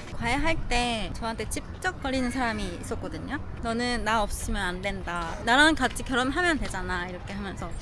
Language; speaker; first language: Korean; non-native, fluent; Japanese